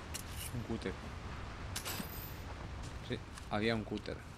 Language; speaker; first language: Spanish; native; Spanish